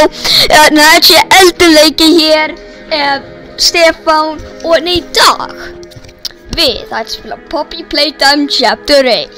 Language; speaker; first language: Icelandic; early bilingual, heritage; Icelandic